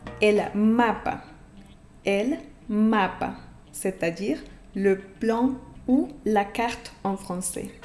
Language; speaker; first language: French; non-native, fluent; Spanish